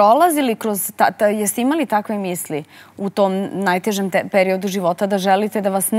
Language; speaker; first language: Bosnian; native; Bosnian